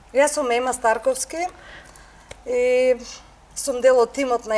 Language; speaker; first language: Macedonian; native; Macedonian